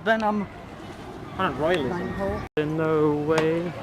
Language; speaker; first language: Welsh; non-native, local second language; English